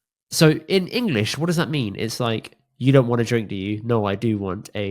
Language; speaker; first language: English; early bilingual, other home language; Punjabi